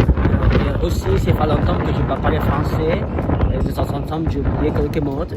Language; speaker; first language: French; non-native, learner; Indonesian